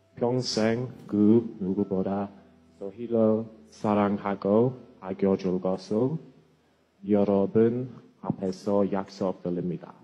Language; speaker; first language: Korean; non-native, learner; English